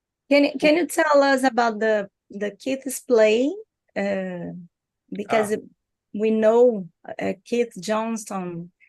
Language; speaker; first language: English; non-native, learner; Portuguese